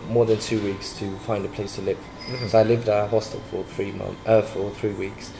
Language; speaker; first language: English; non-native, fluent; Swedish